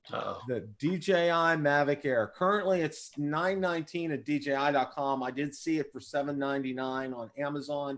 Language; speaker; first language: English; native; English